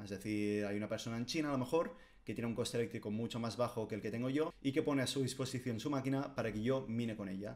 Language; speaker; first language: Spanish; native; Spanish